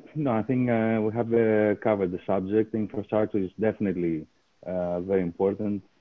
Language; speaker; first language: English; non-native, fluent; Greek